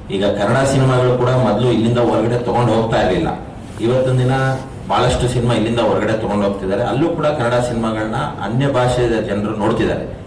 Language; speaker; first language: Kannada; native; Kannada